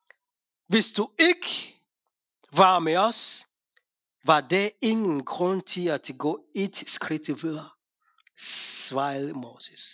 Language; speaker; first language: Danish; non-native, fluent; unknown